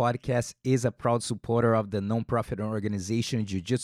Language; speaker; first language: English; native; English